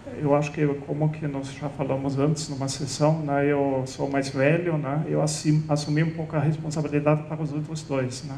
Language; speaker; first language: Portuguese; non-native, fluent; German